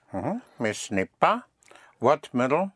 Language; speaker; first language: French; non-native, fluent; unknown